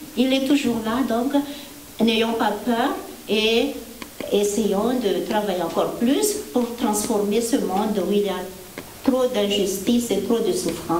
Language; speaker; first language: French; non-native, local second language; Malagasy